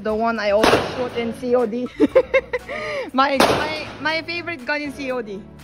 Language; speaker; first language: English; non-native, local second language; Korean